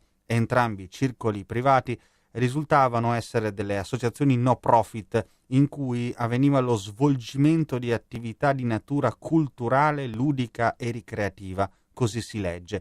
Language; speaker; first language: Italian; native; Italian